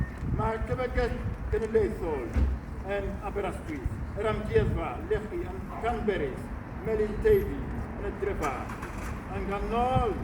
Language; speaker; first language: Welsh; non-native, fluent; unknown